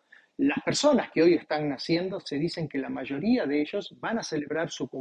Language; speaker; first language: Spanish; native; Spanish